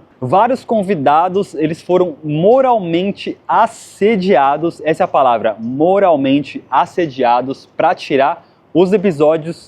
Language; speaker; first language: Portuguese; native; Portuguese